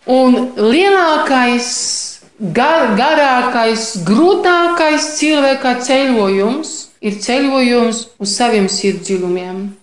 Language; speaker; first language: Latvian; non-native, fluent; Polish